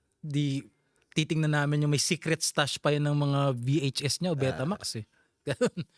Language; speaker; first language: Filipino; native; Filipino